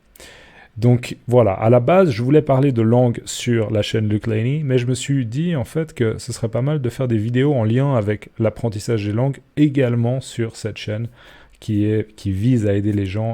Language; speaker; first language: French; native; French